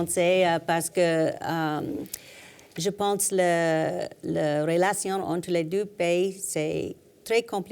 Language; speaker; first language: French; non-native, learner; English